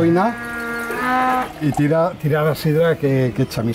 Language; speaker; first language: Spanish; native; Spanish